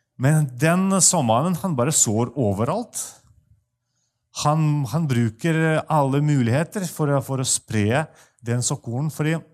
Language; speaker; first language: Norwegian; non-native, fluent; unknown